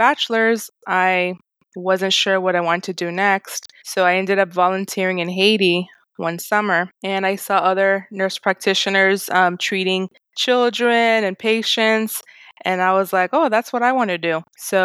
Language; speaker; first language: English; native; English